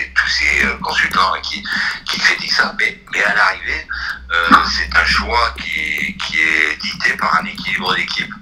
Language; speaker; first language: French; native; French